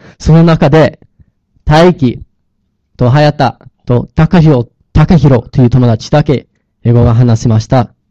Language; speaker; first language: Japanese; non-native, learner; English